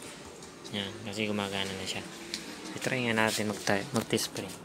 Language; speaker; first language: Filipino; native; Filipino